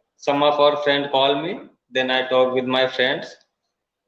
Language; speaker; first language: English; non-native, learner; Hindi